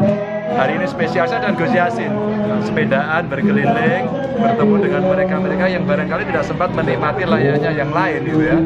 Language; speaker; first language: Indonesian; non-native, local second language; Javanese